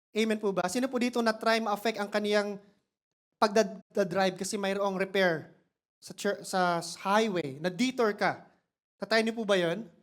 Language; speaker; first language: Filipino; non-native, local second language; Cebuano